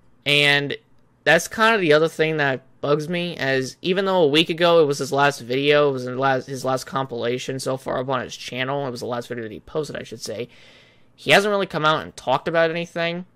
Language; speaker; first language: English; native; English